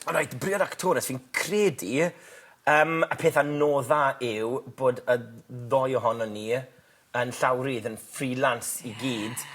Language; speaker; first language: Welsh; native; Welsh